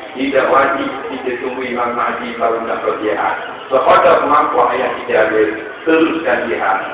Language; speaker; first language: Malay; native; Malay